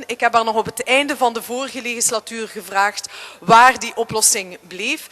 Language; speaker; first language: Dutch; native; Dutch